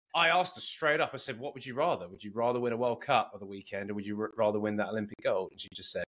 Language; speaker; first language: English; native; English